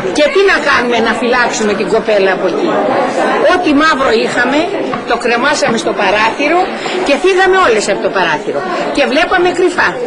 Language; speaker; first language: Greek; native; Greek